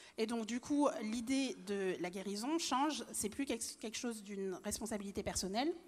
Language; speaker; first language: French; native; French